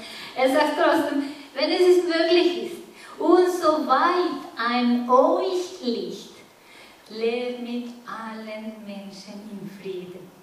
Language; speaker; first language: German; non-native, fluent; Spanish